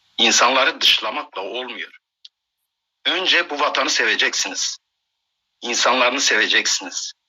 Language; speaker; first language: Turkish; non-native, local second language; Kurdish